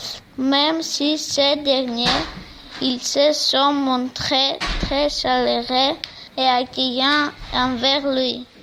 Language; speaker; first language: French; non-native, learner; Greek